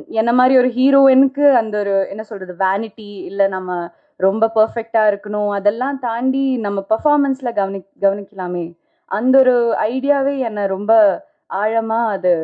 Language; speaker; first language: Tamil; non-native, local second language; Malayalam